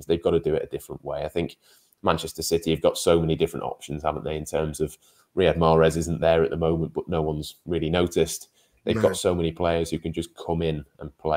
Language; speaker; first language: English; native; English